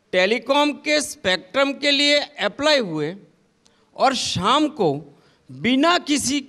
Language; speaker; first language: Hindi; non-native, local second language; Gujarati